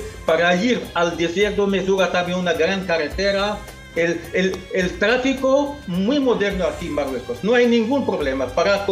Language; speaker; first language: Spanish; non-native, fluent; Arabic